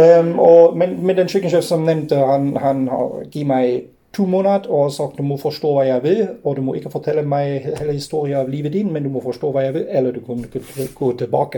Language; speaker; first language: Norwegian; non-native, fluent; German